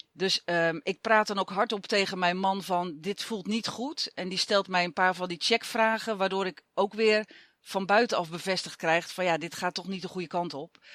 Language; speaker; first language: Dutch; native; Dutch